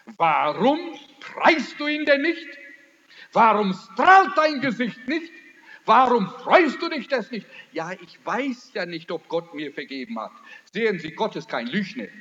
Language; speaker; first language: German; early bilingual, heritage; German